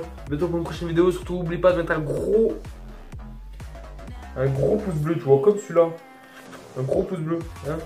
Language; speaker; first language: French; native; French